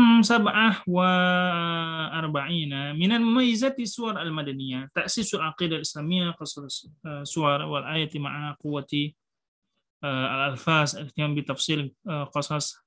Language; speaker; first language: Arabic; non-native, fluent; Indonesian